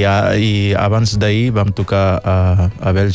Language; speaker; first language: Catalan; non-native, fluent; Mandingo